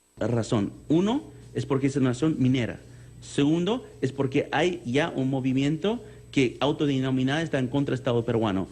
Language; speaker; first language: Spanish; early bilingual, heritage; Spanish